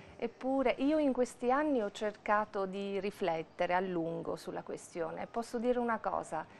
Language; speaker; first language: Italian; non-native, fluent; Albanian